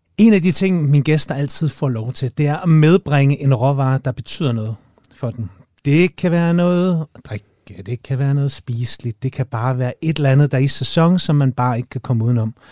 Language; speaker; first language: Danish; native; Danish